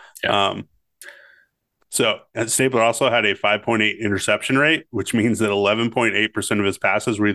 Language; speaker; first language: English; native; English